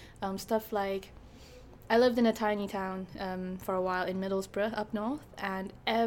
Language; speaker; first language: English; non-native, local second language; Malay